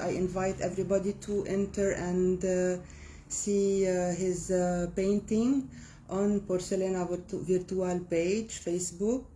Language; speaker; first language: English; non-native, fluent; Arabic